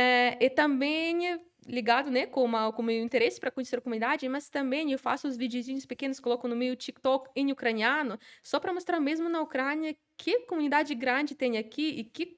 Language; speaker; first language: Portuguese; non-native, fluent; Ukrainian